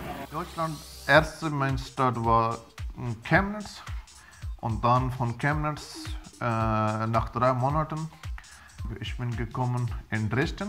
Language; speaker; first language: German; non-native, learner; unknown